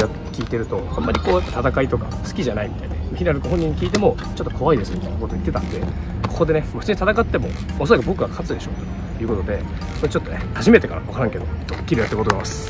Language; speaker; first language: Japanese; native; Japanese